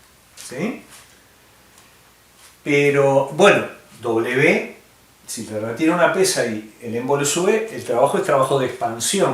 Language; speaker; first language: Spanish; native; Spanish